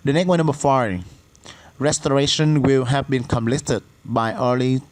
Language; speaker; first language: English; non-native, fluent; Vietnamese